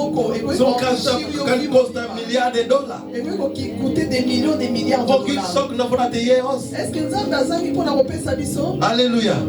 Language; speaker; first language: Swedish; non-native, fluent; Lingala